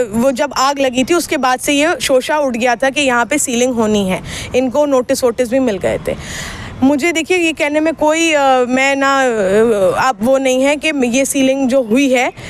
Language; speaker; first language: Hindi; native; Hindi